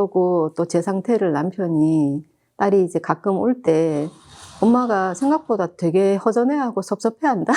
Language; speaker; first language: Korean; native; Korean